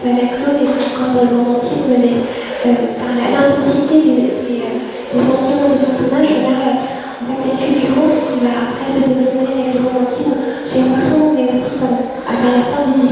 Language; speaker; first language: French; early bilingual, other home language; Vietnamese